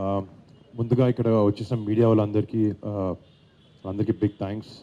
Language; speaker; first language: Telugu; native; Telugu